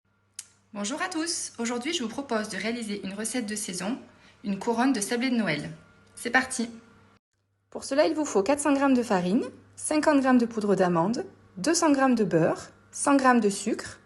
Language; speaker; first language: French; native; French